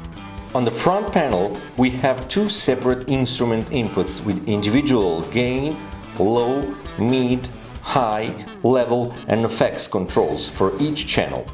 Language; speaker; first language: English; non-native, fluent; Italian